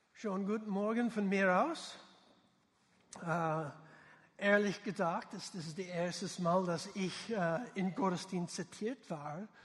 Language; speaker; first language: German; non-native, learner; English